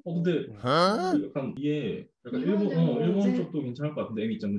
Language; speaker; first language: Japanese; non-native, fluent; Korean